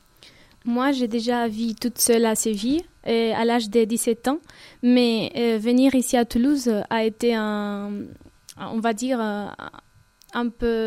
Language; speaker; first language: French; non-native, fluent; Spanish